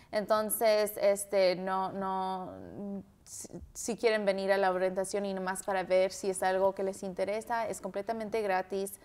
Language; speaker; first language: Spanish; early bilingual, heritage; Spanish